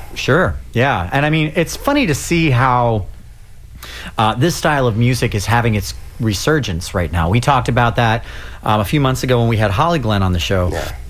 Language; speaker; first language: English; native; English